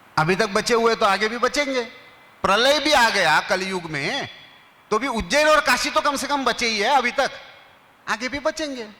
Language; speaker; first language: Hindi; non-native, local second language; Marathi